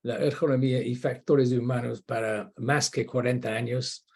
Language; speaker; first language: Spanish; non-native, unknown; English